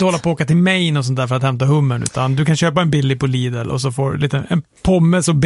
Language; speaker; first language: Swedish; native; Swedish